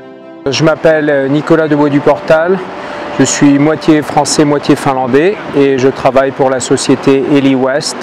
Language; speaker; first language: French; early bilingual, heritage; Finnish